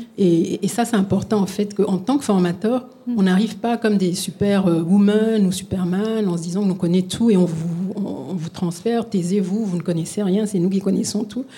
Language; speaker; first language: French; non-native, local second language; Lingala